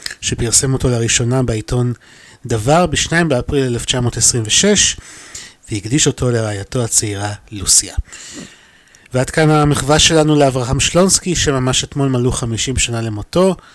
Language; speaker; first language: Hebrew; native; Hebrew